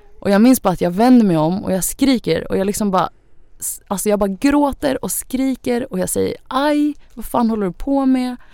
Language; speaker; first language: Swedish; early bilingual, other home language; Thai